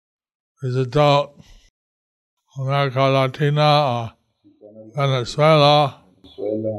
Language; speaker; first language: Spanish; non-native, learner; English